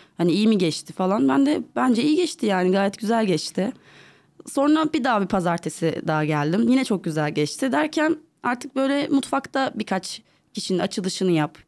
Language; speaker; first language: Turkish; native; Turkish